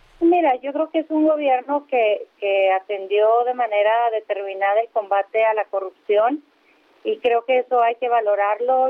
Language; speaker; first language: Spanish; native; Spanish